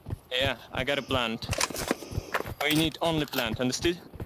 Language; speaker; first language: English; non-native, learner; Russian